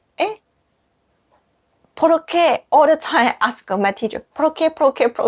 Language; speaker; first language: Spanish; non-native, learner; Chinese